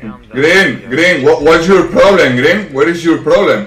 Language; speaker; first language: English; non-native, learner; Spanish